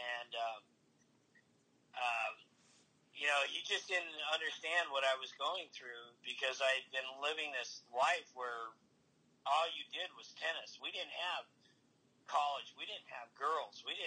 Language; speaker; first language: English; native; English